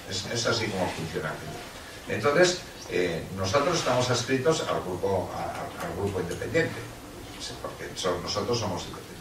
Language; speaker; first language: Spanish; native; Spanish